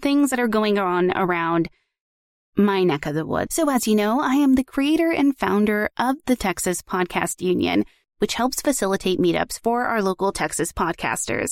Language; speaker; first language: English; native; English